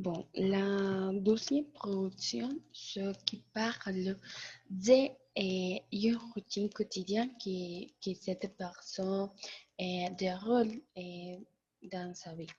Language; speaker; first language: French; non-native, learner; Spanish